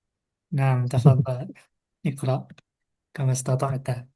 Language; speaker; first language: Arabic; non-native, fluent; Indonesian